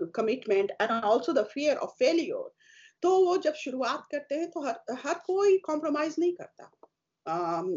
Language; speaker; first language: Hindi; native; Hindi